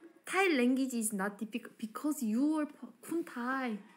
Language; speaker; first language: English; non-native, learner; Korean